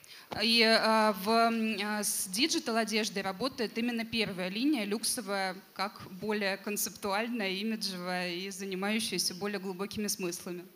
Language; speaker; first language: Russian; native; Russian